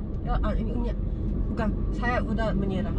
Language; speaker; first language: Indonesian; non-native, learner; Korean